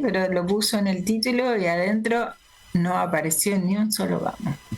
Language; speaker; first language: Spanish; native; Spanish